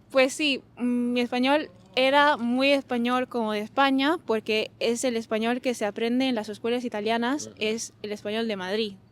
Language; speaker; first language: Spanish; non-native, fluent; Italian